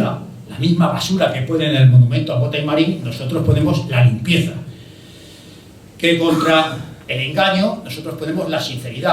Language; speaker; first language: Spanish; native; Spanish